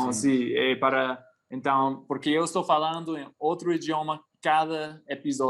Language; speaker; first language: Portuguese; non-native, fluent; English